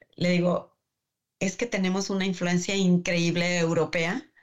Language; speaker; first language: Spanish; native; Spanish